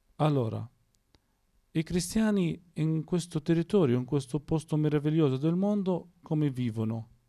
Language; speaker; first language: Italian; non-native, fluent; Arabic